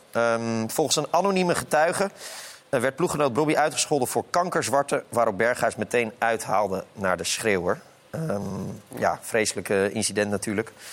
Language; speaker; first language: Dutch; native; Dutch